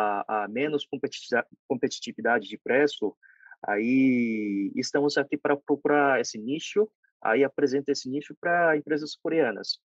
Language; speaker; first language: Portuguese; non-native, fluent; Korean